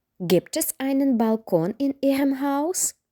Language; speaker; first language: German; non-native, fluent; Ukrainian